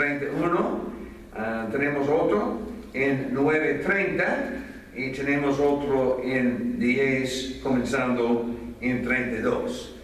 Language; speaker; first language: Spanish; non-native, fluent; English